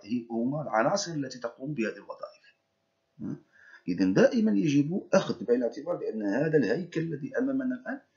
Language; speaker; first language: Arabic; native; Arabic